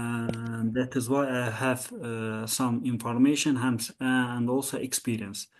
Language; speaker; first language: English; non-native, learner; Azerbaijani